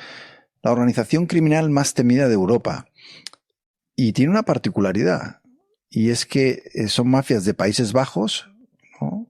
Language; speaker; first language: Spanish; native; Spanish